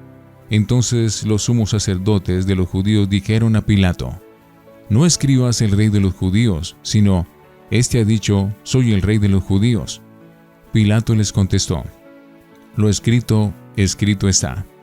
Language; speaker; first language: Spanish; native; Spanish